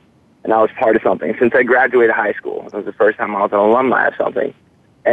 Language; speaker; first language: English; native; English